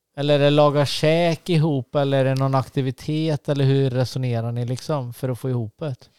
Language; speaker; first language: Swedish; native; Swedish